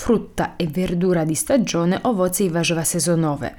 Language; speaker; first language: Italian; non-native, fluent; Polish